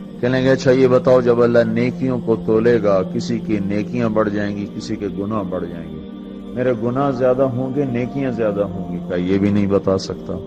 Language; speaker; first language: Urdu; non-native, local second language; Punjabi